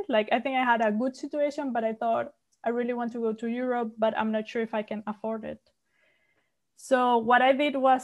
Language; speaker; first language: English; non-native, fluent; Spanish